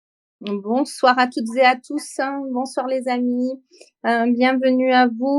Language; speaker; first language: French; native; French